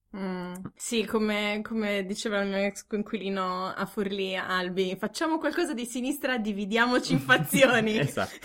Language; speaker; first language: Italian; native; Italian